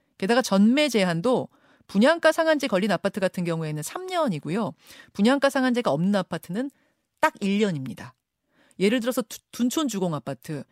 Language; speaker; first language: Korean; native; Korean